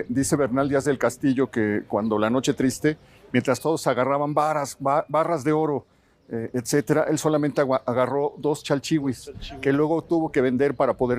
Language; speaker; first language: Spanish; native; Spanish